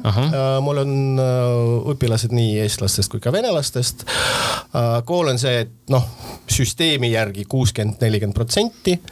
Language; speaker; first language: Estonian; non-native, local second language; Russian